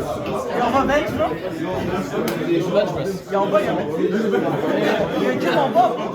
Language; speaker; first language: French; non-native, local second language; English